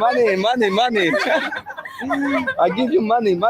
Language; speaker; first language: English; non-native, fluent; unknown